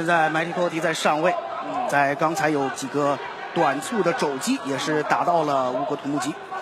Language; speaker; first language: Chinese; native; Chinese